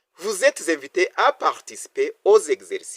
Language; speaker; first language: French; non-native, local second language; Kinyarwanda